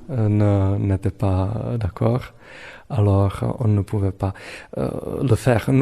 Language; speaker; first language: French; non-native, fluent; Czech